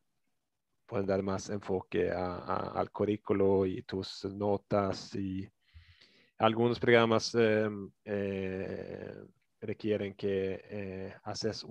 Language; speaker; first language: Spanish; non-native, fluent; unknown